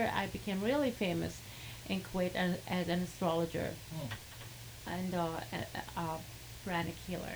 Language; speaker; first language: English; non-native, fluent; Arabic